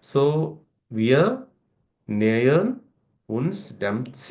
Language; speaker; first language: German; non-native, learner; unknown